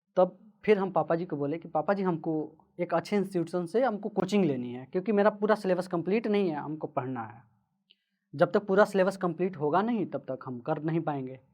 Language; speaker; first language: Hindi; native; Hindi